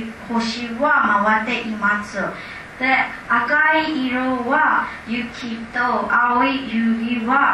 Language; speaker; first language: Japanese; non-native, learner; Burmese